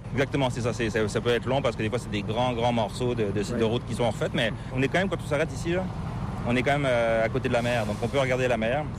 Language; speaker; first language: French; native; French